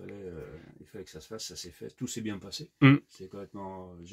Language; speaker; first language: French; native; French